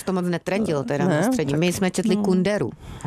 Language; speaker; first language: Czech; native; Czech